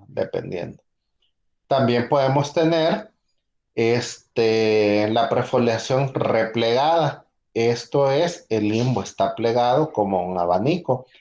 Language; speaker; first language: Spanish; native; Spanish